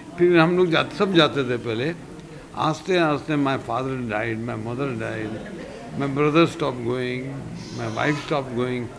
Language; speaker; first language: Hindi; native; Hindi